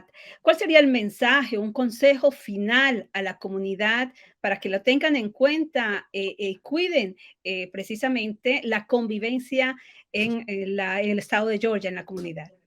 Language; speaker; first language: Spanish; native; Spanish